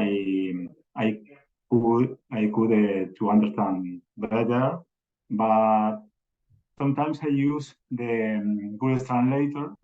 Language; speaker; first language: English; non-native, learner; Spanish